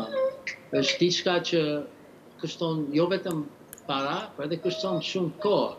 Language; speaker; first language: Albanian; early bilingual, heritage; English